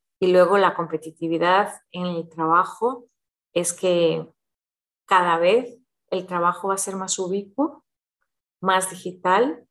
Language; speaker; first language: Spanish; early bilingual, heritage; Spanish